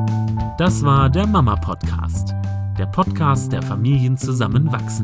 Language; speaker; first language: German; native; German